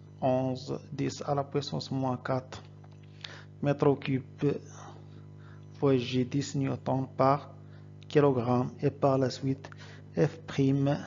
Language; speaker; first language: French; non-native, local second language; Arabic